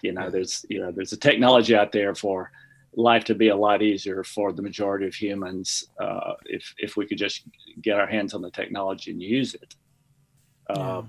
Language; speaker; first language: English; native; English